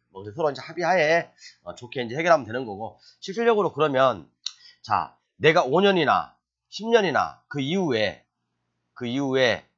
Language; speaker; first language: Korean; native; Korean